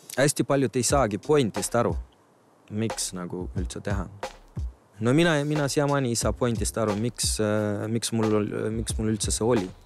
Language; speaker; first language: Estonian; non-native, local second language; Russian